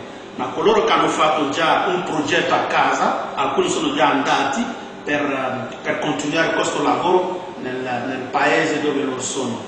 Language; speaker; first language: Italian; non-native, fluent; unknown